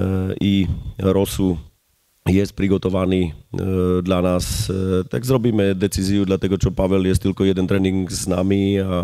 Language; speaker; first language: Polish; non-native, learner; Slovak